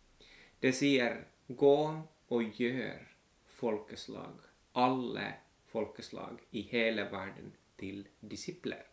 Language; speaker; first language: Norwegian; non-native, fluent; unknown